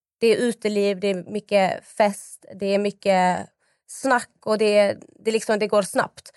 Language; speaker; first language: Swedish; native; Swedish